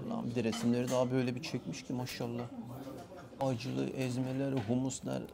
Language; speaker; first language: Turkish; native; Turkish